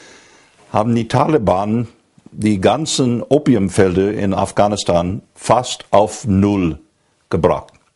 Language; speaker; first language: German; non-native, fluent; English